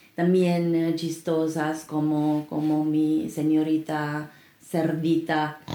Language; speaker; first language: Spanish; non-native, fluent; Finnish